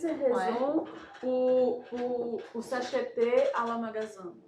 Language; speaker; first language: French; non-native, learner; Portuguese